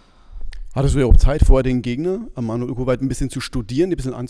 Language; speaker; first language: German; native; German